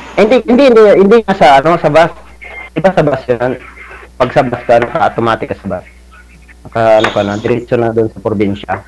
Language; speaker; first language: Filipino; native; Filipino